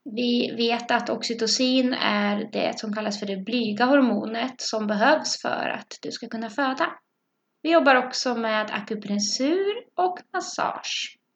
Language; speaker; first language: Swedish; native; Swedish